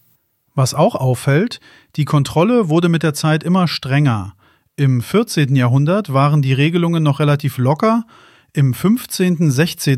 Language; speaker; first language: German; native; German